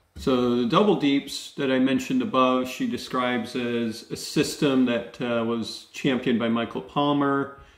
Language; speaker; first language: English; native; English